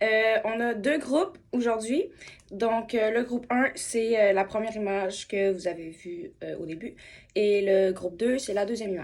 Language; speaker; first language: French; native; French